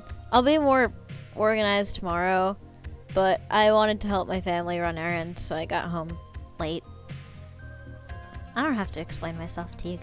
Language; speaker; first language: English; native; English